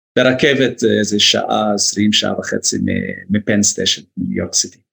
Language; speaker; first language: Hebrew; non-native, local second language; Arabic